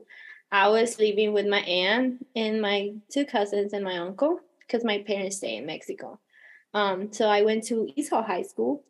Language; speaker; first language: English; non-native, fluent; Spanish